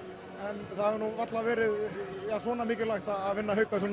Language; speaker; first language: Icelandic; native; Icelandic